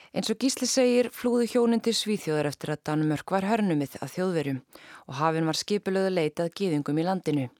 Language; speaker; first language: Icelandic; native; Icelandic